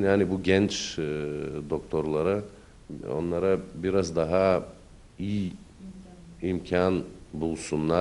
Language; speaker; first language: Turkish; early bilingual, heritage; Turkish